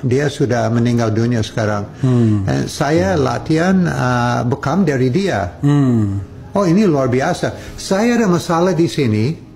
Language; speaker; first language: Indonesian; non-native, fluent; English